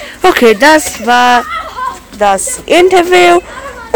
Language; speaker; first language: German; non-native, local second language; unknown